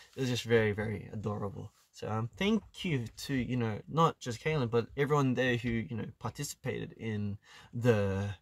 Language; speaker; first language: English; early bilingual, other home language; Korean